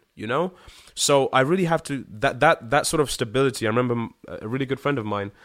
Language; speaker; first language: English; early bilingual, other home language; Shona